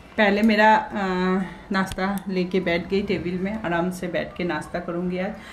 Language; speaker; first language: Hindi; non-native, local second language; Bangla